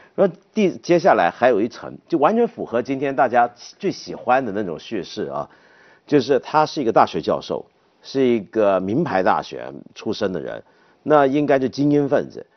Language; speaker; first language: Chinese; native; Chinese